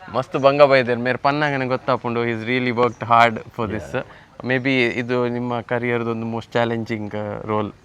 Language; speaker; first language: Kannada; non-native, local second language; Tulu